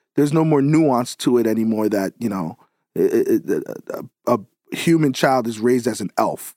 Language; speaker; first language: English; native; English